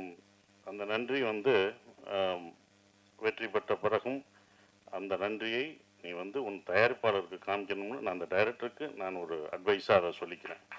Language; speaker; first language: Tamil; native; Tamil